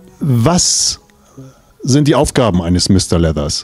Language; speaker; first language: German; native; German